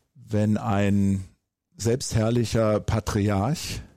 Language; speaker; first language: German; native; German